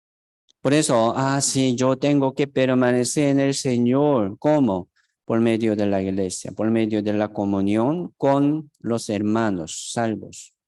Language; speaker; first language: Spanish; non-native, fluent; Korean